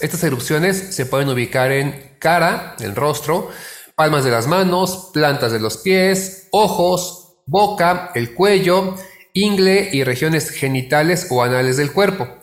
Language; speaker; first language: Spanish; native; Spanish